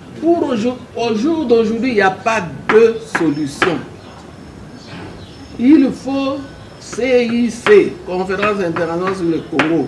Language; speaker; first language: French; non-native, local second language; Lingala